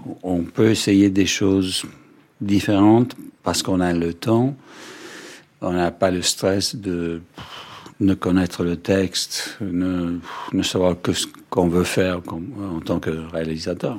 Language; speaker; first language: French; non-native, fluent; English